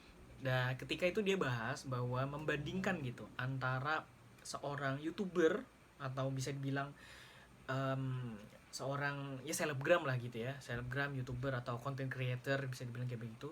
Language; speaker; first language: Indonesian; native; Indonesian